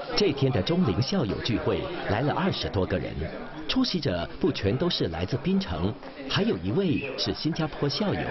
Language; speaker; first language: Chinese; native; Chinese